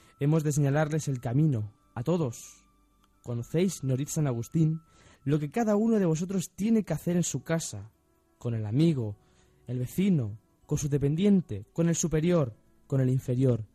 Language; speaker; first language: Spanish; native; Spanish